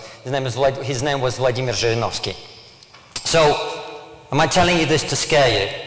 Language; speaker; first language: English; early bilingual, other home language; Russian